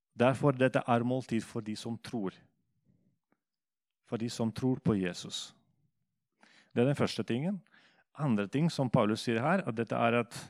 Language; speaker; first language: Norwegian; non-native, fluent; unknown